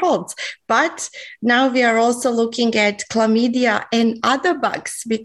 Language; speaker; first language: English; non-native, fluent; Serbian